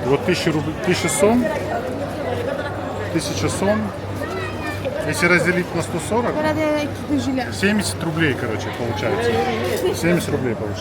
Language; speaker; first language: Russian; native; Russian